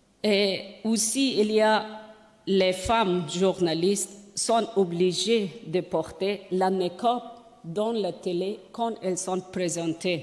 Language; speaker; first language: French; non-native, learner; Persian